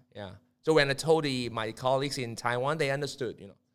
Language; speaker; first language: English; non-native, local second language; Cantonese